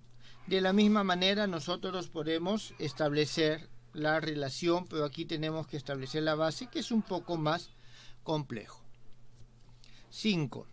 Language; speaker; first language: Spanish; native; Spanish